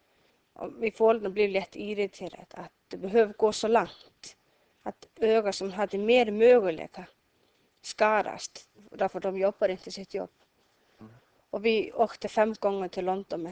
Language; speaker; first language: Swedish; non-native, learner; Icelandic